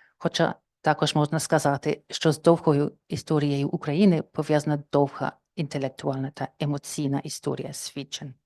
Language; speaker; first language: Ukrainian; non-native, fluent; English